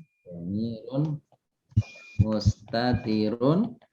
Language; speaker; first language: Arabic; non-native, fluent; Indonesian